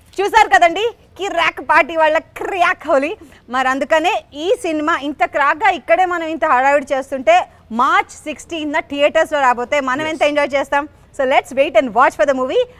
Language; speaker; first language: Telugu; native; Telugu